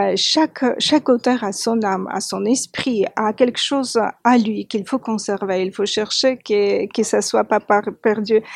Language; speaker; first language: French; non-native, fluent; Georgian